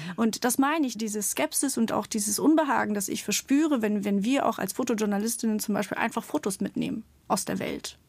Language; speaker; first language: German; early bilingual, other home language; Turkish